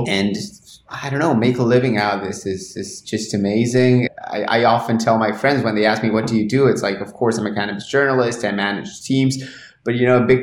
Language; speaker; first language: English; non-native, fluent; Spanish